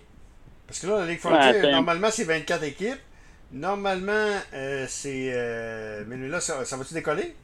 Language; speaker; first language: French; native; French